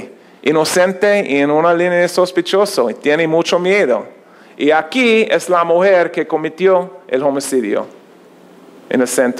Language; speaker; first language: Spanish; non-native, learner; English